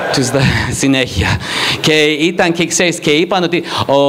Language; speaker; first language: Greek; non-native, fluent; English